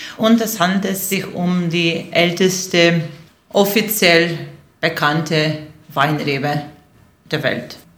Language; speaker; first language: German; non-native, fluent; Slovenian